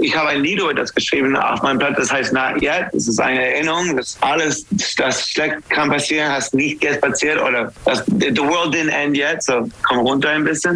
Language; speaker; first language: German; non-native, learner; English